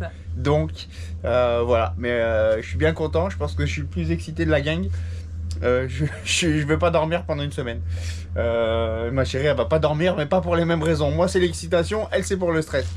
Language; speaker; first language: French; native; French